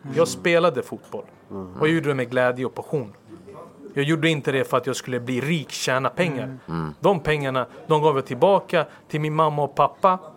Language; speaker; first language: Swedish; early bilingual, other home language; Serbian